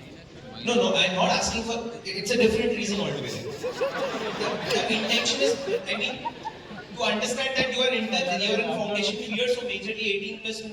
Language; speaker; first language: English; non-native, local second language; Hindi